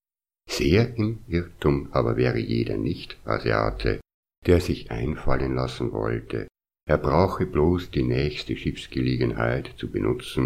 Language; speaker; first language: German; native; German